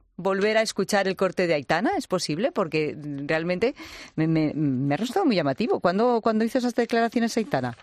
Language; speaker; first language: Spanish; native; Spanish